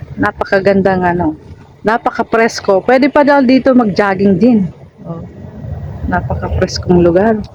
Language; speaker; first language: Filipino; non-native, local second language; Bikol